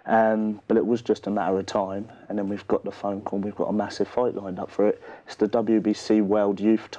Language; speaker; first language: English; native; English